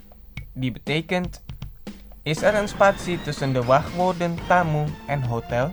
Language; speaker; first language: Dutch; non-native, fluent; Indonesian